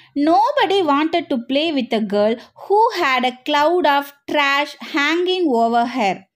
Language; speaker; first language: English; non-native, local second language; Tamil